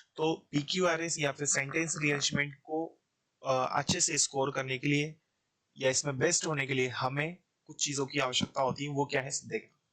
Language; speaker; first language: Hindi; native; Hindi